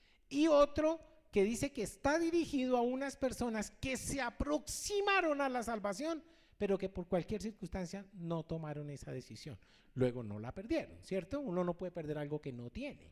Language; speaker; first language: Spanish; native; Spanish